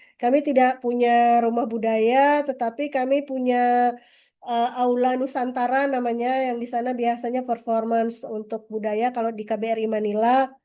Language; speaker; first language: Indonesian; native; Indonesian